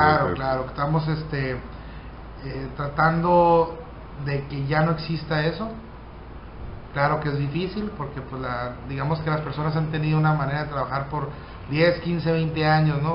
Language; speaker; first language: Spanish; native; Spanish